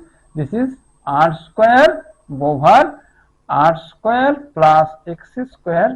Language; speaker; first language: English; non-native, local second language; Hindi